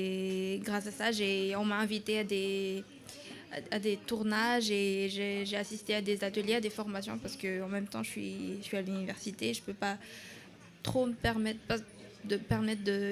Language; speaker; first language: French; non-native, local second language; Malagasy